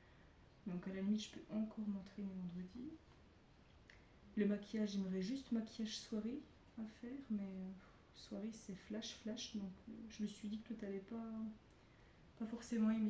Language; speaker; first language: French; native; French